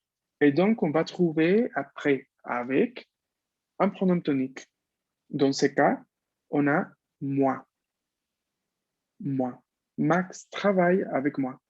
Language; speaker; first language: French; non-native, fluent; Spanish